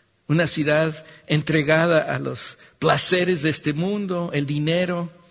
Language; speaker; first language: Spanish; early bilingual, heritage; Spanish